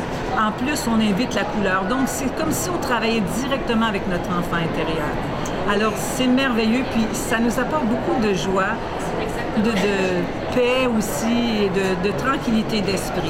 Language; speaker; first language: French; native; French